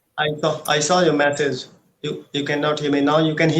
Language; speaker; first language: English; non-native, learner; Hindi